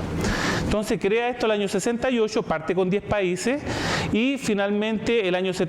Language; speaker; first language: Spanish; native; Spanish